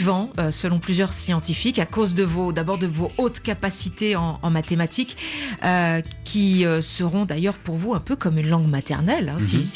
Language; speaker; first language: French; native; French